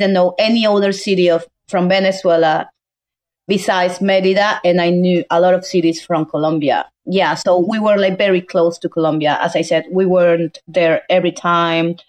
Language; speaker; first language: English; non-native, fluent; Spanish